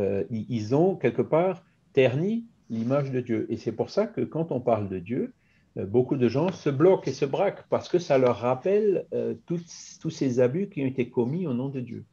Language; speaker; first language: French; native; French